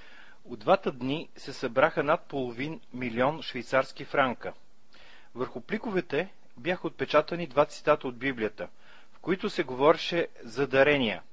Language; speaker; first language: Bulgarian; native; Bulgarian